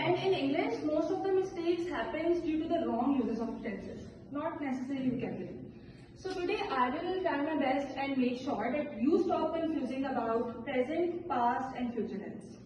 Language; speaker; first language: English; non-native, learner; Urdu